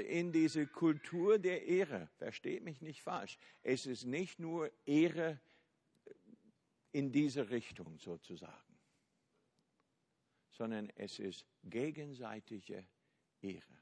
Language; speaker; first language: German; non-native, fluent; English